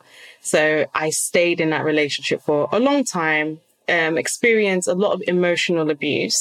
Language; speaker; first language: English; native; English